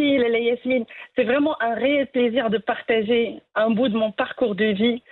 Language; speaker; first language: French; non-native, local second language; Arabic